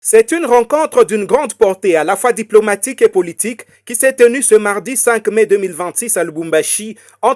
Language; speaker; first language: French; native; French